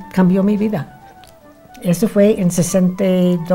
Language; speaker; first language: Spanish; non-native, fluent; English